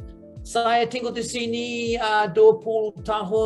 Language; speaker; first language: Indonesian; non-native, learner; English